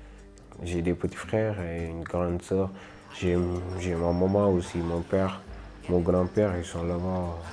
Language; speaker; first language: French; non-native, local second language; Wolof